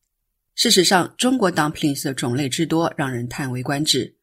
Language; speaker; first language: Chinese; native; Chinese